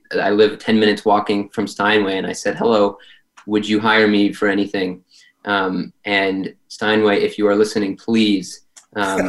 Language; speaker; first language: English; native; English